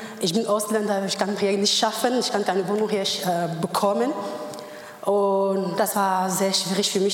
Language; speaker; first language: German; non-native, learner; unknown